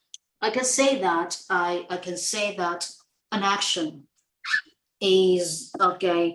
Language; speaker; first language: English; non-native, fluent; Vietnamese